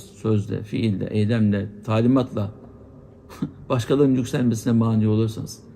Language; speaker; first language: Turkish; native; Turkish